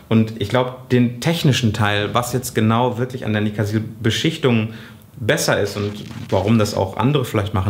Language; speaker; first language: German; native; German